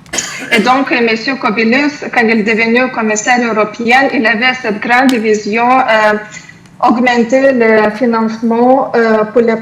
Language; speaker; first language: French; non-native, fluent; Lithuanian